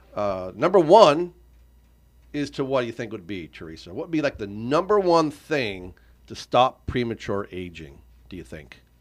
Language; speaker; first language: English; native; English